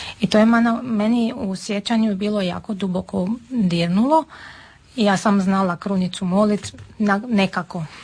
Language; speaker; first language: Serbian; non-native, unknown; Armenian